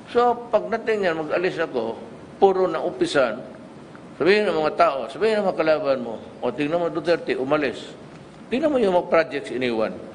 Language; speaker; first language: Filipino; non-native, local second language; Cebuano